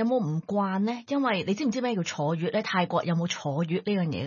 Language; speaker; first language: Cantonese; native; Cantonese